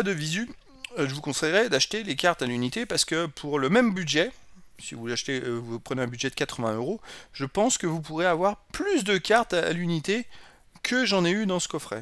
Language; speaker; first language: French; native; French